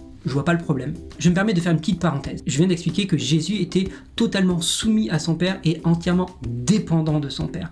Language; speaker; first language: French; native; French